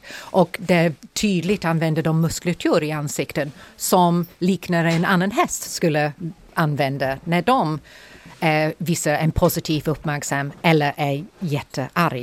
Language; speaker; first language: Swedish; non-native, fluent; English